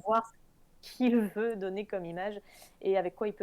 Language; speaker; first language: French; native; French